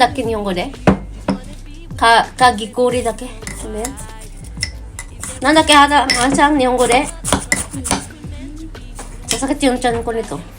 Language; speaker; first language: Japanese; non-native, learner; Cebuano